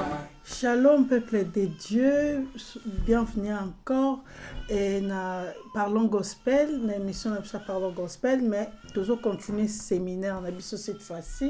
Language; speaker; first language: French; non-native, local second language; Lingala